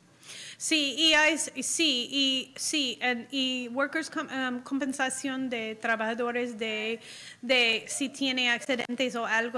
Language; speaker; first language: Spanish; non-native, fluent; English